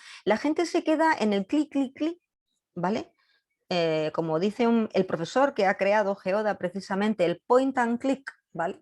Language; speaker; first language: Spanish; native; Spanish